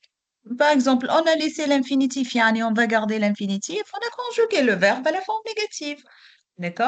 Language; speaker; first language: French; non-native, local second language; Arabic